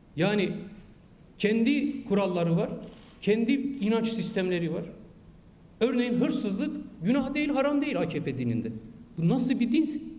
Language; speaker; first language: Turkish; non-native, local second language; Kurdish